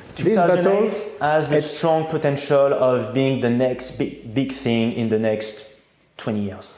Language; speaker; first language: English; non-native, fluent; French